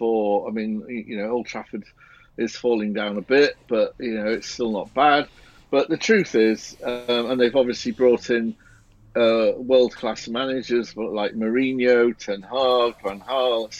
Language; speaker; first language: English; native; English